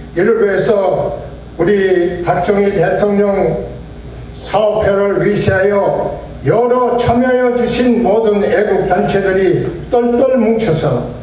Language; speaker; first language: Korean; native; Korean